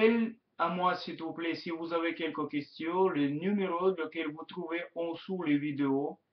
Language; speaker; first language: French; non-native, learner; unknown